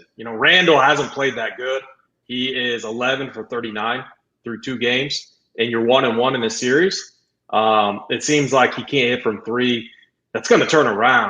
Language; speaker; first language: English; native; English